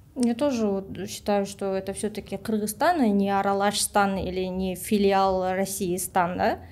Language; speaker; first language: Russian; non-native, local second language; Kyrgyz